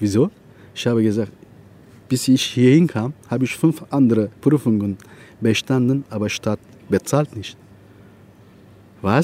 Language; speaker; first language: German; non-native, fluent; Turkish